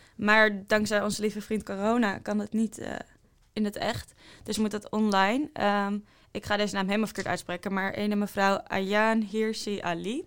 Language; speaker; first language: Dutch; native; Dutch